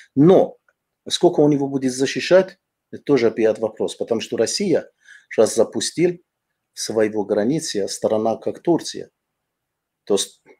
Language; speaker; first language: Russian; non-native, fluent; Azerbaijani